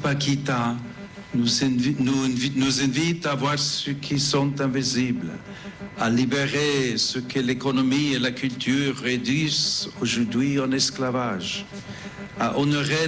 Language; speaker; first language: French; non-native, fluent; English